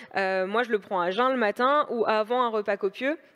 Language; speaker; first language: French; native; French